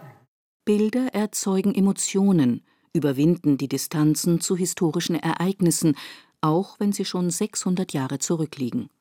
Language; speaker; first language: German; native; German